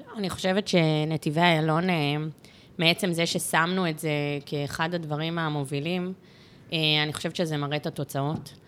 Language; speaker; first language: Hebrew; native; Hebrew